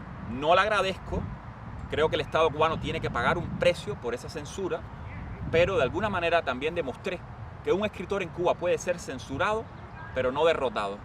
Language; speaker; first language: Spanish; native; Spanish